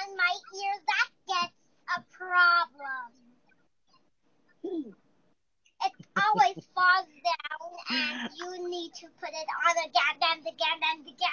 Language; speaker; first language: English; non-native, learner; Chinese